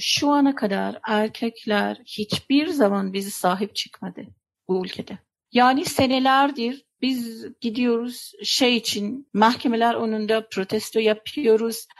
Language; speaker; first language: Turkish; non-native, fluent; Persian